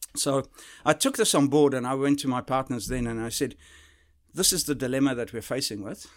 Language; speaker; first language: English; early bilingual, other home language; Dutch